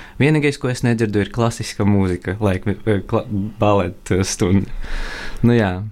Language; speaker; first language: Latvian; non-native, local second language; Russian